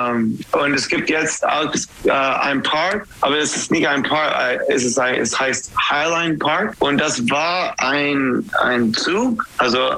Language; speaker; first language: German; non-native, learner; English